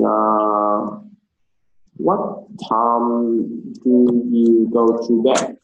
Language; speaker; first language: English; non-native, learner; Vietnamese